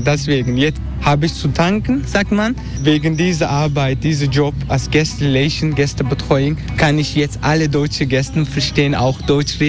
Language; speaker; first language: German; non-native, fluent; Turkish